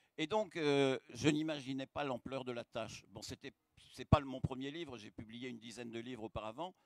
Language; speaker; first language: French; native; French